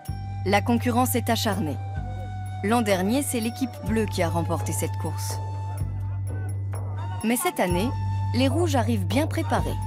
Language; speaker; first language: French; native; French